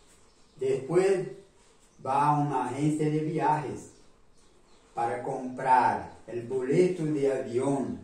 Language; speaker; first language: Spanish; non-native, learner; Portuguese